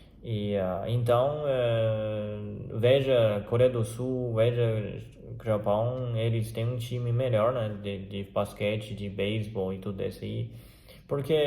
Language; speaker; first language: Portuguese; non-native, learner; Chinese